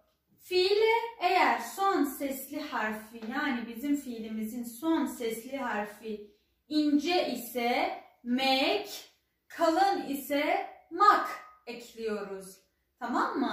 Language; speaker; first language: Turkish; non-native, fluent; Persian